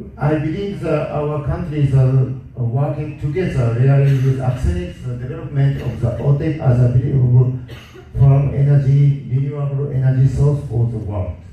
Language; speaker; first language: English; non-native, learner; Japanese